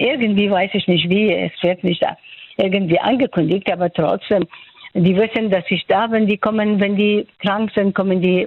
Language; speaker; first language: German; non-native, fluent; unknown